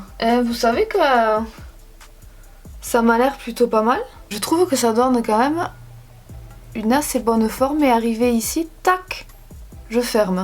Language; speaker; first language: French; native; French